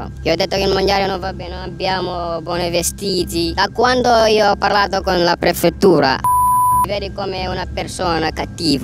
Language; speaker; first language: Italian; non-native, learner; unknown